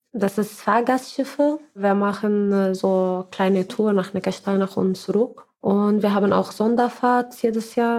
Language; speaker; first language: German; non-native, learner; Arabic